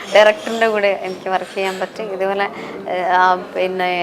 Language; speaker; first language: Malayalam; native; Malayalam